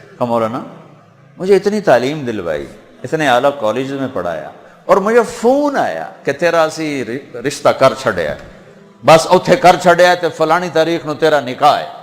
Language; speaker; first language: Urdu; non-native, local second language; Punjabi